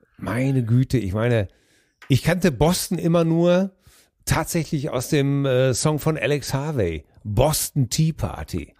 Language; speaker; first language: German; native; German